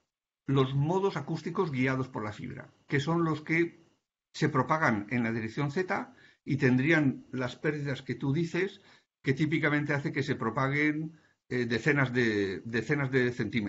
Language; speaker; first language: Spanish; native; Spanish